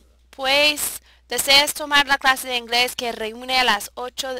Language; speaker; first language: Spanish; non-native, fluent; English